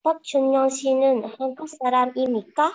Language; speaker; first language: Korean; non-native, learner; Vietnamese